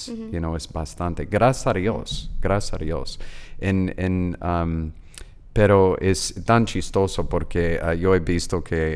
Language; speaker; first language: Spanish; non-native, learner; English